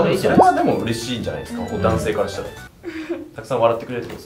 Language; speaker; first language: Japanese; native; Japanese